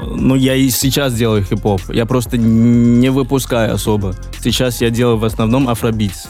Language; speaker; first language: Russian; non-native, fluent; Yoruba